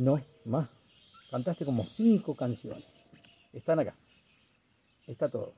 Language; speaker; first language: Spanish; native; Spanish